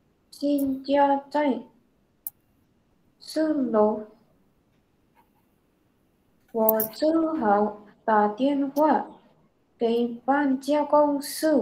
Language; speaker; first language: Chinese; non-native, learner; Indonesian